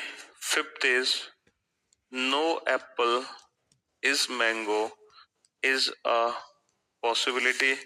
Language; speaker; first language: English; non-native, local second language; Hindi